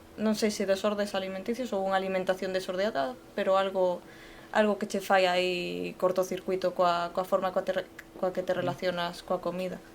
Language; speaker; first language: Galician; non-native, local second language; Spanish